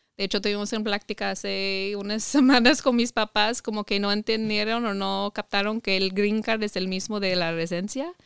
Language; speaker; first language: Spanish; non-native, fluent; English